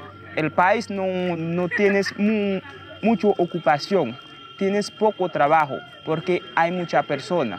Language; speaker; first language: Spanish; non-native, fluent; Haitian Creole